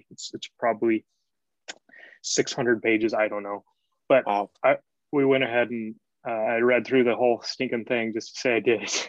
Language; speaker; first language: English; native; English